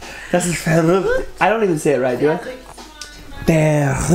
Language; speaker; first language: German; non-native, learner; English